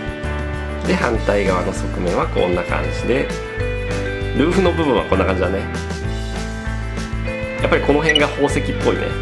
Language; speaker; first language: Japanese; native; Japanese